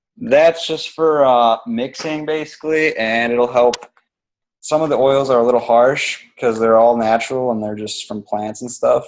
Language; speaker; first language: English; native; English